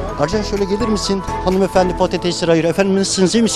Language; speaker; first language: Turkish; native; Turkish